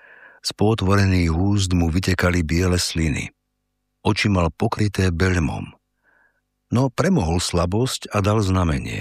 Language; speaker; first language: Slovak; native; Slovak